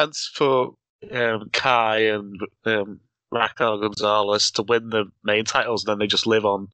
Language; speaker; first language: English; native; English